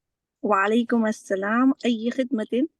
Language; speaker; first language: Arabic; non-native, learner; Urdu